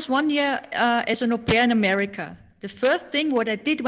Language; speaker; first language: English; non-native, fluent; German